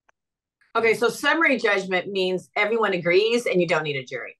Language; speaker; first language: English; native; English